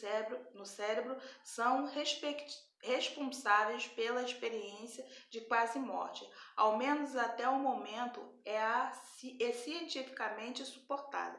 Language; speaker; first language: Portuguese; native; Portuguese